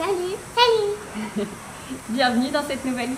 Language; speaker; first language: French; native; French